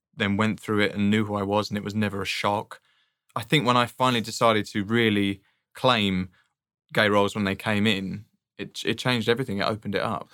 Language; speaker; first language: English; native; English